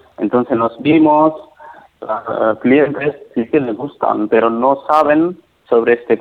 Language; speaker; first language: Spanish; non-native, learner; Nepali